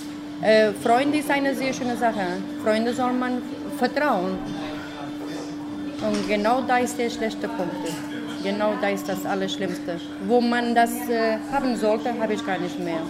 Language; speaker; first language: German; non-native, fluent; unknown